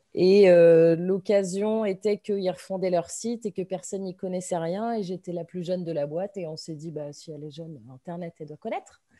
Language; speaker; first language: French; native; French